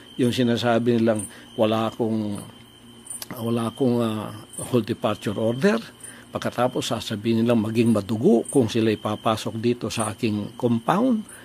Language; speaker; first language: Filipino; native; Filipino